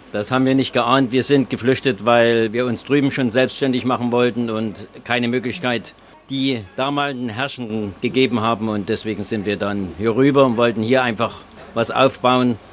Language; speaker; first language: German; native; German